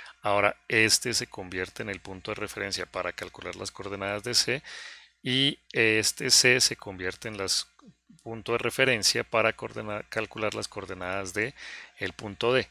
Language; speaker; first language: Spanish; native; Spanish